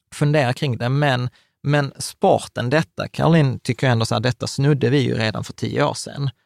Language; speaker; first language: Swedish; early bilingual, other home language; Czech